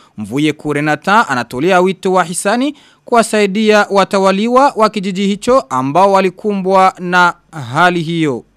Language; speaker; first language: Swahili; non-native, local second language; Rundi